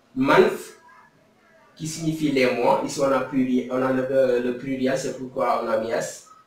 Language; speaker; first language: French; non-native, local second language; Wolof